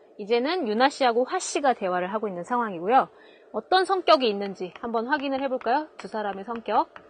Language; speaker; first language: Korean; native; Korean